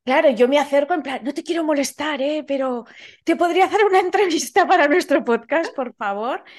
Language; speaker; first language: Spanish; non-native, local second language; Catalan